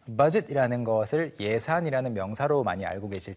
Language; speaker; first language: Korean; native; Korean